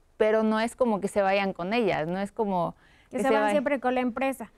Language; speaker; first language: Spanish; native; Spanish